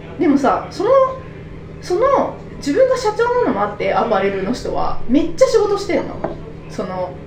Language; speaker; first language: Japanese; native; Japanese